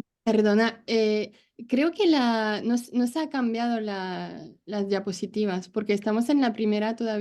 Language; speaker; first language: Spanish; non-native, fluent; French